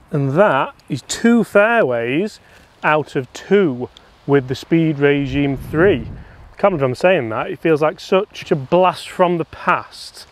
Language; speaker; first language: English; native; English